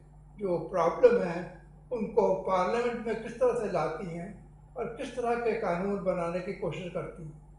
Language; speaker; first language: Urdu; non-native, fluent; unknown